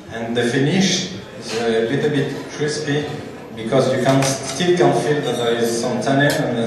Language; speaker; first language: English; non-native, fluent; French